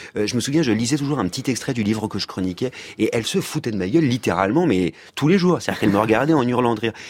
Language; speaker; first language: French; native; French